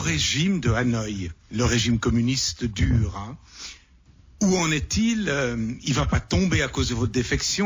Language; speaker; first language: French; native; French